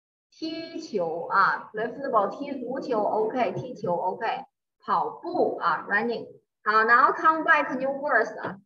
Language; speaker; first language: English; non-native, learner; Chinese